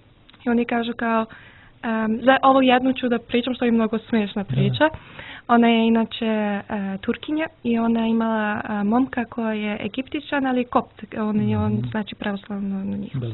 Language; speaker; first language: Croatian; early bilingual, heritage; Serbian